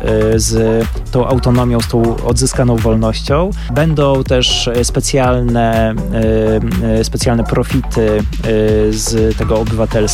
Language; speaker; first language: Polish; native; Polish